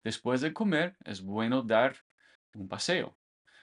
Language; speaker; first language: Spanish; non-native, fluent; English